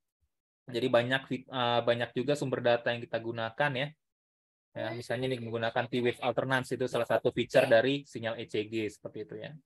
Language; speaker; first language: Indonesian; native; Indonesian